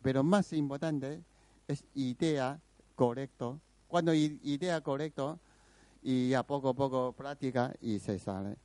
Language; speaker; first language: Spanish; non-native, learner; Chinese